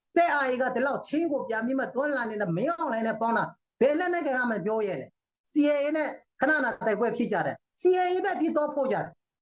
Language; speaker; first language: Burmese; non-native, local second language; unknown